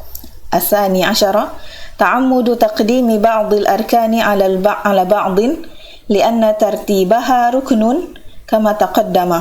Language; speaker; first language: Arabic; non-native, fluent; Indonesian